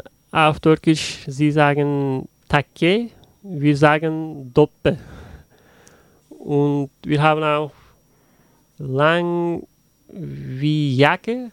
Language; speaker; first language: German; non-native, learner; Uzbek